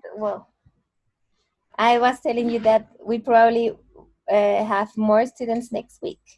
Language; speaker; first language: English; non-native, fluent; Spanish